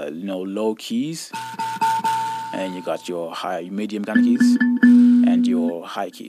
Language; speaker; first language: English; non-native, local second language; Shona